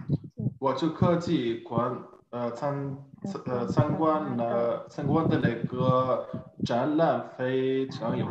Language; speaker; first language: Chinese; non-native, fluent; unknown